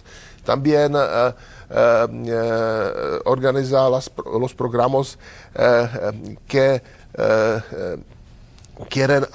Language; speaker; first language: Spanish; non-native, learner; Czech